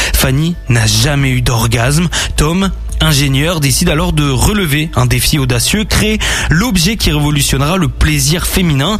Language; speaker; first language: French; native; French